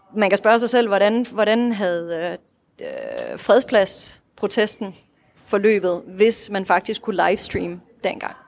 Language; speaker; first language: Danish; non-native, fluent; Russian